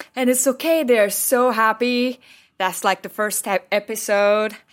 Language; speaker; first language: English; non-native, fluent; Turkish